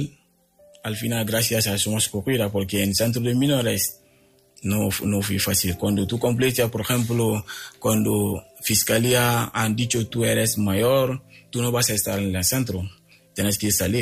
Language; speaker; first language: Spanish; non-native, local second language; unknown